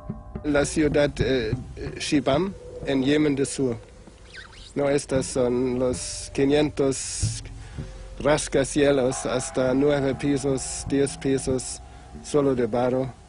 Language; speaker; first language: Spanish; non-native, fluent; German